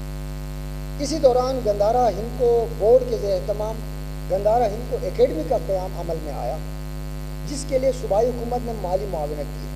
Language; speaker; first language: Urdu; non-native, local second language; Northern Hindko